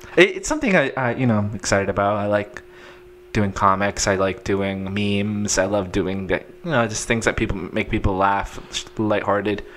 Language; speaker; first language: English; native; English